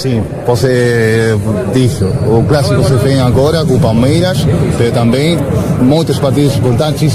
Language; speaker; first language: Portuguese; non-native, learner; Spanish